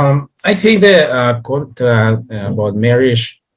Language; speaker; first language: English; non-native, learner; Spanish